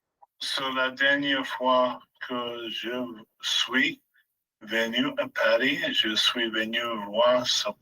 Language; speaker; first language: French; non-native, learner; English